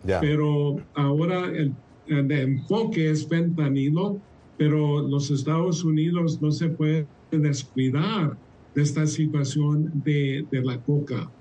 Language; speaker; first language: Spanish; early bilingual, heritage; Spanish